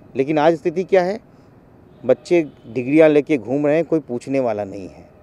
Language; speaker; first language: Hindi; native; Hindi